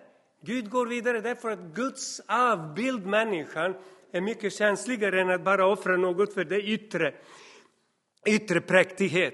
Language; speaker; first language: Swedish; non-native, fluent; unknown